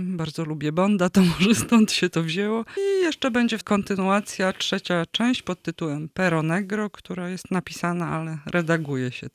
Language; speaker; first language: Polish; native; Polish